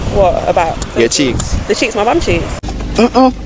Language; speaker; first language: English; native; English